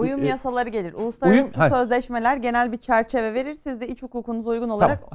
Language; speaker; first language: Turkish; native; Turkish